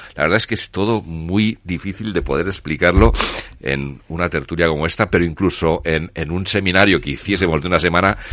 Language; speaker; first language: Spanish; non-native, local second language; Catalan